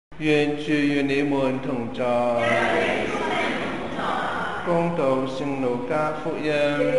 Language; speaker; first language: Chinese; non-native, fluent; Cantonese